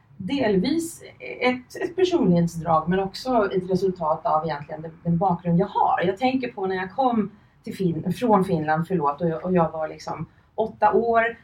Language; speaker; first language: Swedish; early bilingual, other home language; Finnish